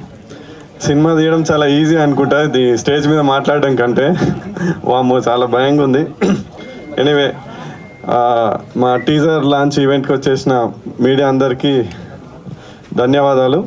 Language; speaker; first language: Telugu; native; Telugu